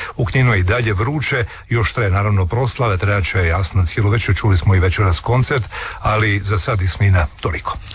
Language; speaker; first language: Croatian; native; Croatian